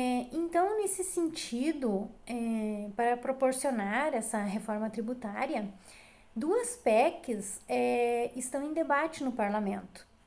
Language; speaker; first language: Portuguese; native; Portuguese